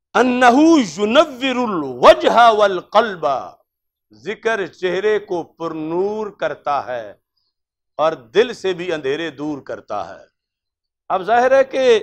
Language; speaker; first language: Urdu; non-native, local second language; Punjabi